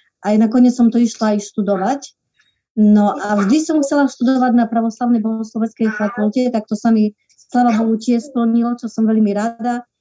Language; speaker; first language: Slovak; native; Slovak